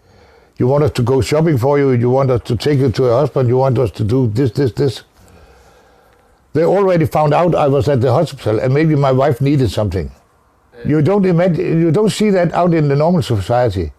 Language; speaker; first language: English; non-native, fluent; Danish